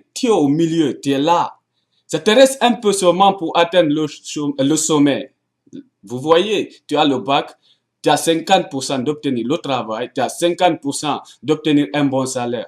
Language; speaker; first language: French; non-native, local second language; Arabic